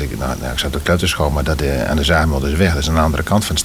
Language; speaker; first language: Dutch; native; Dutch